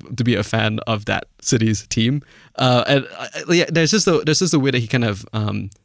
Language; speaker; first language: English; non-native, local second language; Chinese